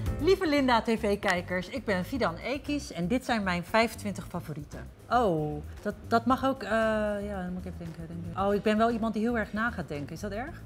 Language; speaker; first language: Dutch; early bilingual, other home language; Turkish